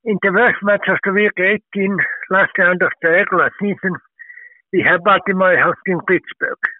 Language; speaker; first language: English; non-native, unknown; Finnish